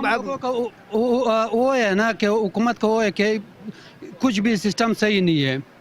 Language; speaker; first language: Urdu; non-native, local second language; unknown